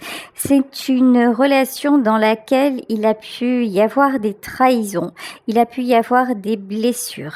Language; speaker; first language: French; native; French